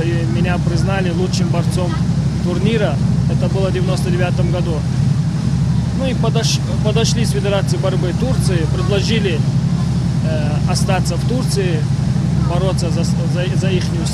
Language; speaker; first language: Russian; non-native, local second language; Ingush